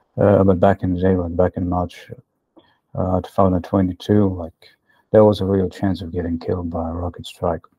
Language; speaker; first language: English; non-native, fluent; Ukrainian